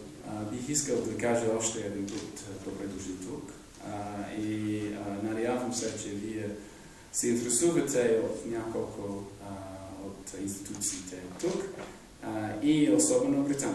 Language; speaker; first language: Bulgarian; non-native, fluent; English